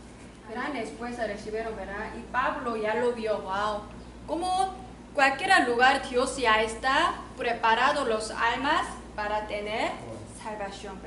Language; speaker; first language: Spanish; non-native, learner; Korean